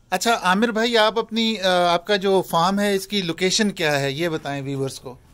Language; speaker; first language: Urdu; non-native, local second language; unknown